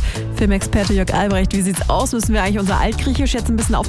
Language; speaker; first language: German; native; German